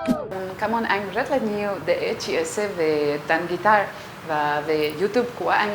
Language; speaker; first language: Vietnamese; non-native, learner; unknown